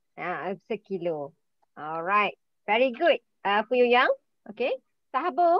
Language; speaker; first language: Malay; native; Malay